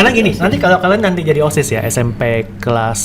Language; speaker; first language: Indonesian; native; Indonesian